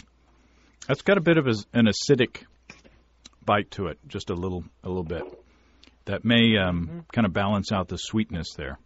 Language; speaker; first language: English; native; English